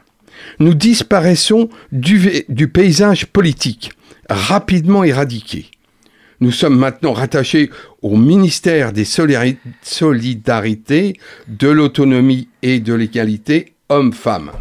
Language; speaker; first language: French; native; French